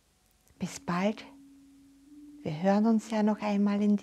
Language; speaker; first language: German; native; German